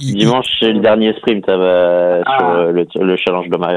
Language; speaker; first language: French; native; French